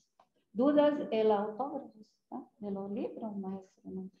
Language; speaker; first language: Spanish; non-native, fluent; Portuguese